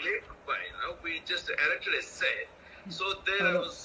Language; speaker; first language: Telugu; native; Telugu